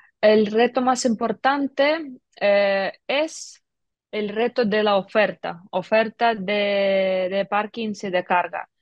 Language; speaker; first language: Spanish; non-native, fluent; Ukrainian